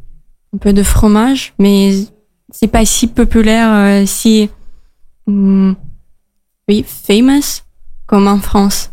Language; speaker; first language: French; non-native, learner; Russian